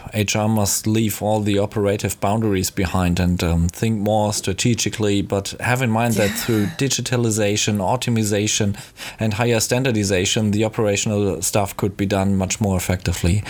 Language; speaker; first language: English; non-native, fluent; German